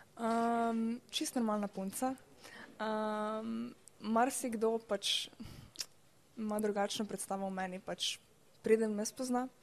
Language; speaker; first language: Slovenian; native; Slovenian